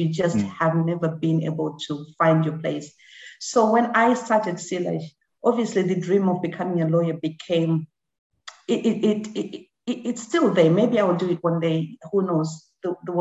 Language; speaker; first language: English; non-native, local second language; Shona